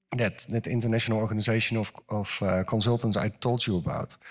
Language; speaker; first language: English; non-native, fluent; Dutch